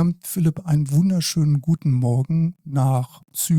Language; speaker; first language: German; native; German